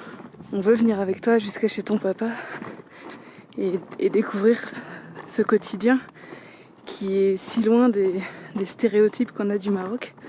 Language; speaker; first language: French; native; French